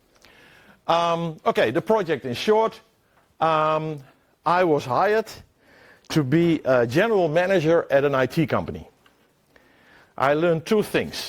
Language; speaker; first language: English; non-native, fluent; Dutch